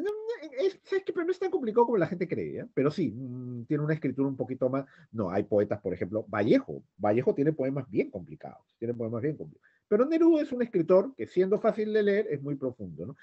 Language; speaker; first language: Spanish; native; Spanish